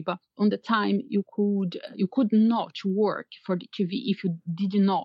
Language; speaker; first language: English; non-native, fluent; Portuguese